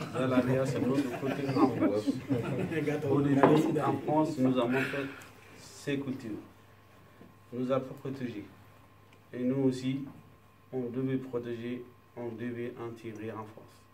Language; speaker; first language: French; non-native, learner; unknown